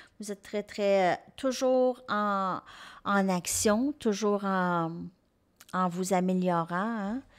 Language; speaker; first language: French; native; French